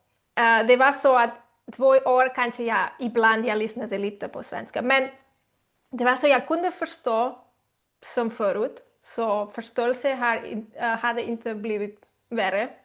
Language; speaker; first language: Swedish; non-native, learner; Spanish